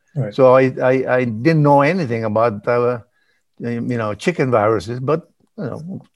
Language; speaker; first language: English; early bilingual, other home language; Spanish